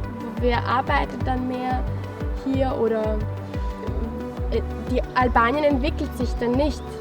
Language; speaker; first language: German; non-native, fluent; Albanian